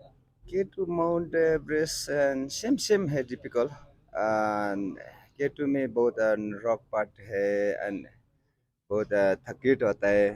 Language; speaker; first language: Hindi; non-native, learner; Nepali